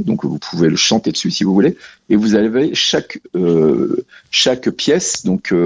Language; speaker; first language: French; native; French